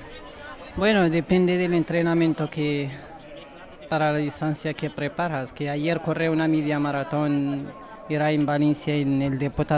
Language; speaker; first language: Spanish; non-native, learner; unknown